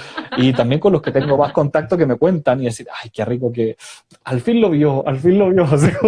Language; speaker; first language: Spanish; native; Spanish